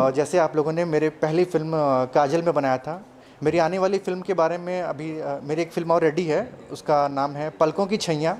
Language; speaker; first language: Hindi; non-native, local second language; Telugu